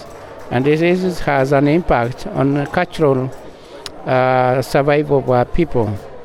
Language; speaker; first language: English; non-native, local second language; Masai